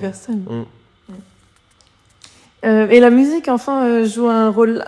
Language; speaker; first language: French; native; French